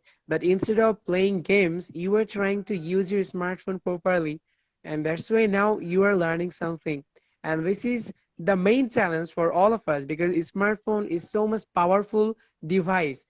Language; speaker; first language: English; non-native, fluent; Bangla